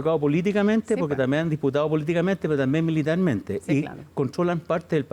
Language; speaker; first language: Spanish; native; Spanish